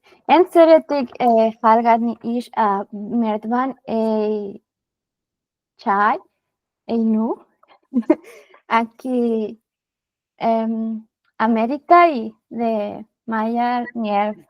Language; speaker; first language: Hungarian; non-native, learner; Spanish